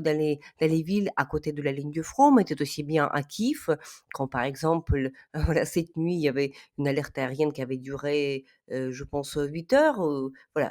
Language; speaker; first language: French; non-native, fluent; Ukrainian